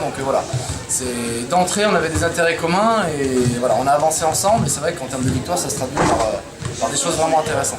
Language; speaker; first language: French; native; French